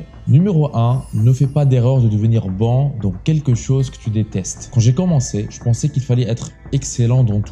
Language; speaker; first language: French; native; French